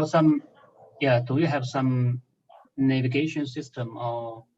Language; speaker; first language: English; non-native, fluent; Chinese